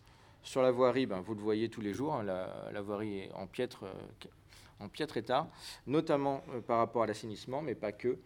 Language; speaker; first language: French; native; French